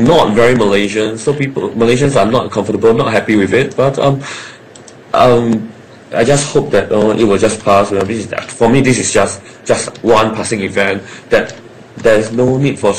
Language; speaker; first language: English; non-native, local second language; Chinese